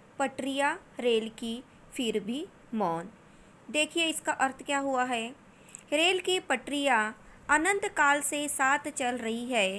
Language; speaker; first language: Hindi; non-native, local second language; Marathi